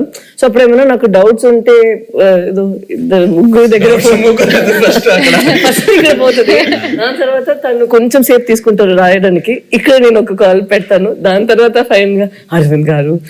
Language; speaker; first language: Telugu; non-native, fluent; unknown